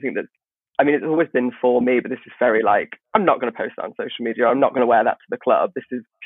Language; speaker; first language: English; native; English